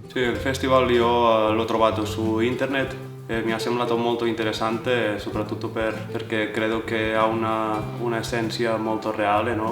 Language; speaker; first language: Italian; non-native, fluent; Spanish